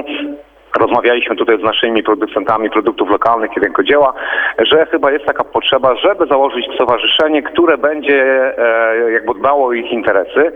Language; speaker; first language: Polish; native; Polish